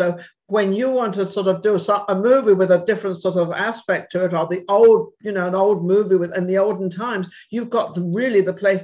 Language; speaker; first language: English; native; English